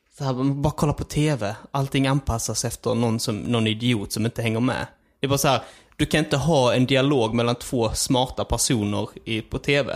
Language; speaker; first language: Swedish; early bilingual, other home language; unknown